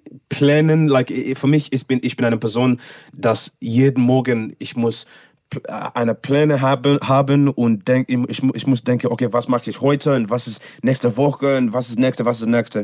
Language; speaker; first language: German; non-native, learner; English